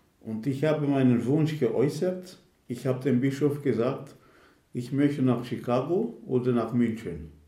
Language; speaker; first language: German; non-native, fluent; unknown